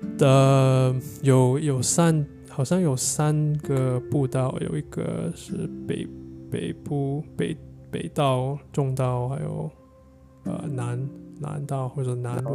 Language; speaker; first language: Chinese; non-native, learner; English